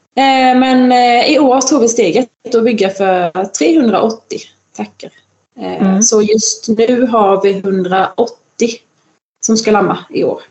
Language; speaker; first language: Swedish; native; Swedish